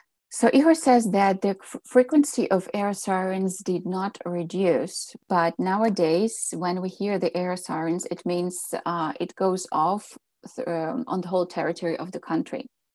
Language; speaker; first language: English; non-native, fluent; Ukrainian